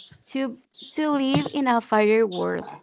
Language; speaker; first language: English; non-native, learner; Spanish